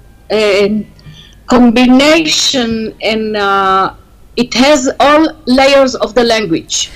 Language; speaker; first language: English; non-native, learner; Hebrew